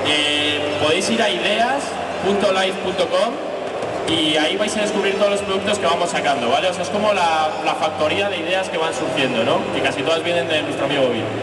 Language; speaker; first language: Spanish; native; Spanish